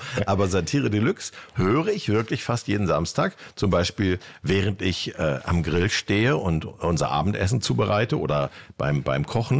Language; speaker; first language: German; native; German